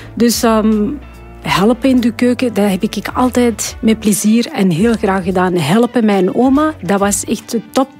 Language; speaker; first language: Dutch; non-native, fluent; Arabic